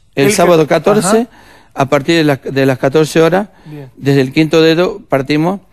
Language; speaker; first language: Spanish; native; Spanish